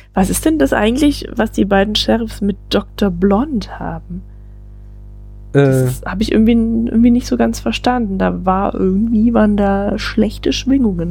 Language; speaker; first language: German; native; German